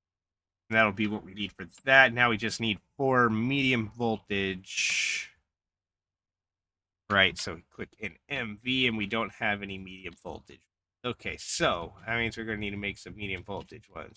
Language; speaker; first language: English; native; English